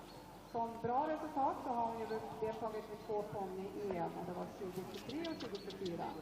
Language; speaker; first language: Swedish; native; Swedish